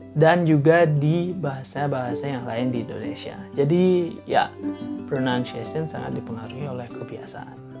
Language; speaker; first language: Indonesian; non-native, local second language; Balinese